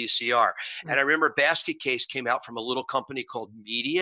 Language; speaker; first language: English; native; English